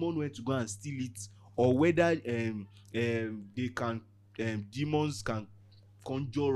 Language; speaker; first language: English; non-native, local second language; Yoruba